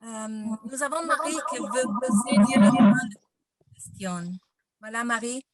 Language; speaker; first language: French; non-native, learner; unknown